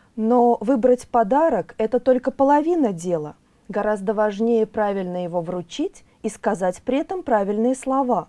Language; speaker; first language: Russian; native; Russian